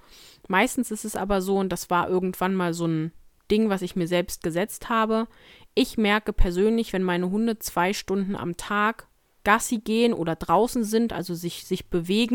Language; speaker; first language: German; native; German